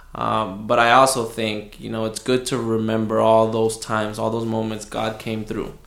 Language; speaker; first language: English; early bilingual, other home language; Spanish